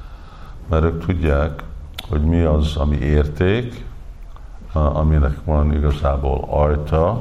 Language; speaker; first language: Hungarian; early bilingual, heritage; English